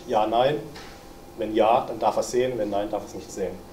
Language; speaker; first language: German; native; German